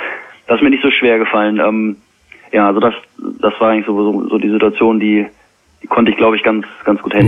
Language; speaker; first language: German; native; German